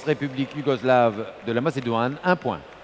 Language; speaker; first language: French; non-native, learner; Turkish